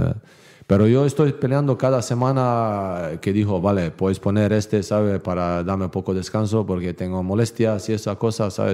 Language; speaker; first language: Spanish; non-native, learner; Bosnian